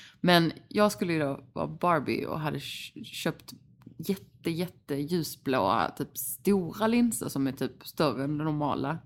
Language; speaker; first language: Swedish; native; Swedish